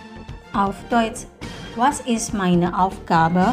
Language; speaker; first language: German; non-native, fluent; Indonesian